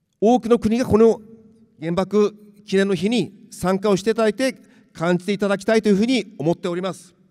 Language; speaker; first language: Japanese; native; Japanese